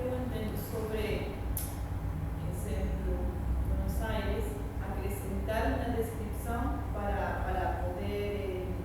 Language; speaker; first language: Portuguese; non-native, fluent; Spanish